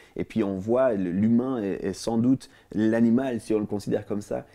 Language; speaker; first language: French; native; French